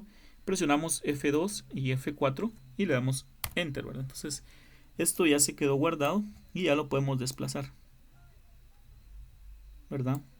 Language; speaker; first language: Spanish; native; Spanish